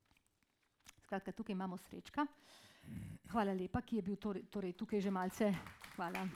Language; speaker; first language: Slovenian; native; Slovenian